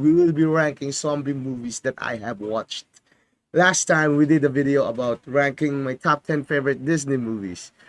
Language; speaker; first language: English; non-native, fluent; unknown